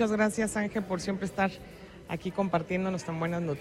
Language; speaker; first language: Spanish; native; Spanish